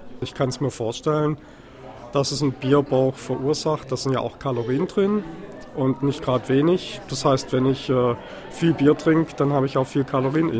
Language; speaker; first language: German; non-native, learner; French